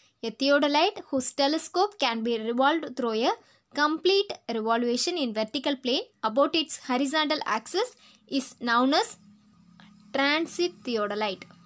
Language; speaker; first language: English; non-native, local second language; Tamil